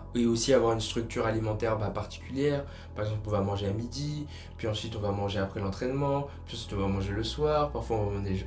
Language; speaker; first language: French; native; French